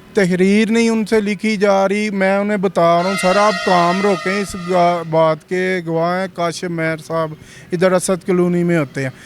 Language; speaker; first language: Urdu; non-native, local second language; Punjabi